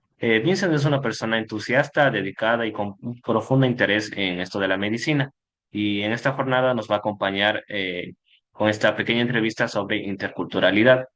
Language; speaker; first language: Spanish; early bilingual, other home language; Cantonese